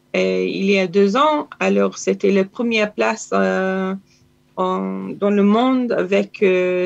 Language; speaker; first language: French; non-native, learner; Hebrew